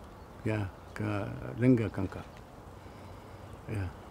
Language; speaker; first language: Dutch; non-native, learner; Arabic